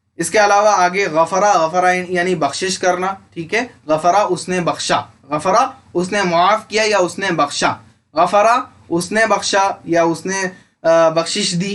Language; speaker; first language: Urdu; native; Urdu